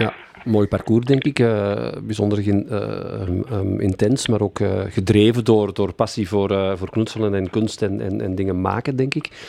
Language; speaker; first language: Dutch; native; Dutch